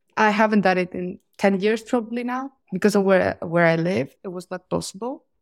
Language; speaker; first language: English; non-native, fluent; Greek